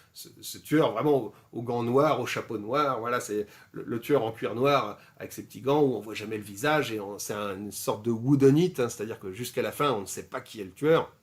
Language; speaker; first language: French; native; French